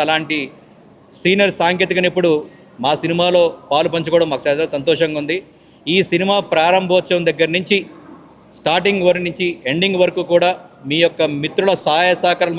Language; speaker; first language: Telugu; native; Telugu